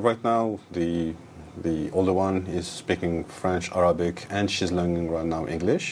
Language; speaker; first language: English; non-native, fluent; Arabic